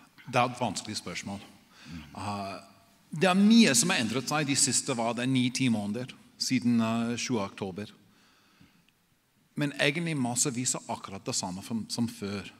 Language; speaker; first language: Norwegian; non-native, fluent; English